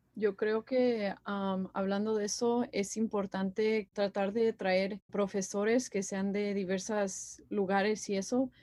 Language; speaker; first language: Spanish; early bilingual, heritage; Spanish